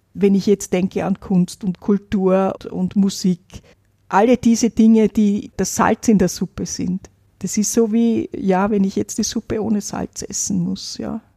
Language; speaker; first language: German; native; German